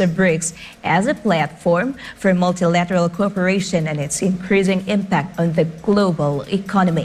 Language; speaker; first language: English; non-native, local second language; Filipino